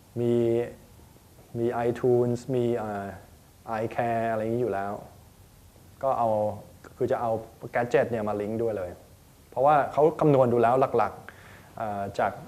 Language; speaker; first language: Thai; native; Thai